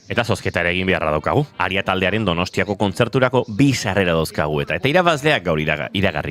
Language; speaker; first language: Basque; native; Basque